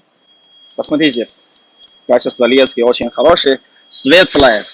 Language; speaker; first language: Russian; non-native, learner; Chinese